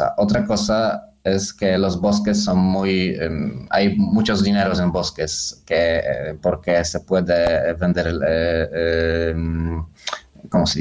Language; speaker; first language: Spanish; non-native, learner; Polish